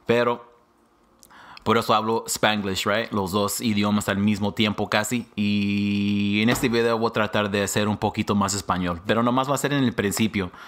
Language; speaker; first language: Spanish; early bilingual, heritage; Spanish